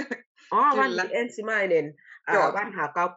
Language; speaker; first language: Finnish; non-native, learner; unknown